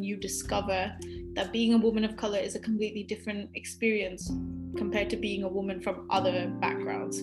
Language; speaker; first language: English; native; English